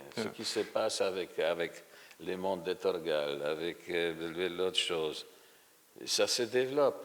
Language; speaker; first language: French; non-native, fluent; Polish